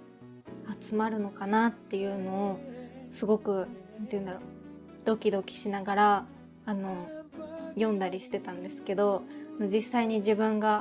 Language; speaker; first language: Japanese; native; Japanese